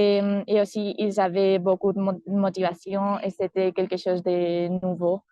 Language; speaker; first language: French; non-native, fluent; Spanish